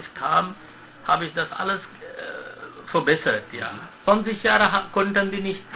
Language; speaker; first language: German; non-native, learner; Sinhala